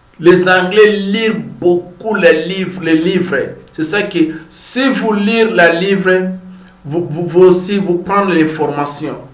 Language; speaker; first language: French; non-native, fluent; Lingala